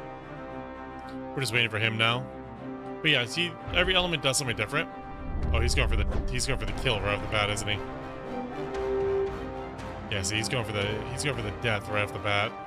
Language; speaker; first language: English; native; English